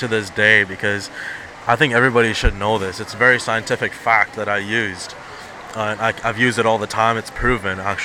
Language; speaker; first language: English; non-native, fluent; Punjabi